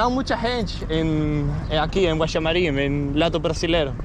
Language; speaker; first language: Portuguese; non-native, learner; English